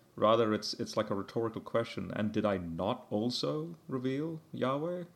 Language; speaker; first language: English; early bilingual, heritage; English